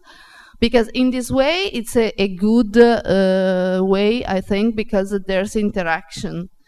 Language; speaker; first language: English; non-native, fluent; Italian